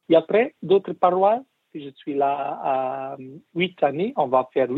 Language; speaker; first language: French; non-native, learner; Portuguese